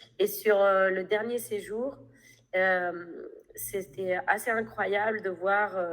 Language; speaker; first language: French; non-native, fluent; Spanish